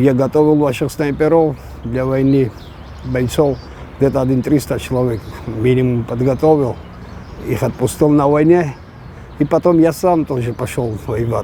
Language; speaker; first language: Ukrainian; non-native, learner; Georgian